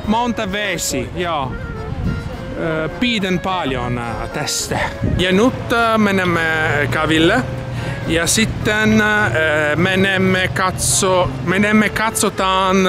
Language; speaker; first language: Finnish; non-native, learner; Italian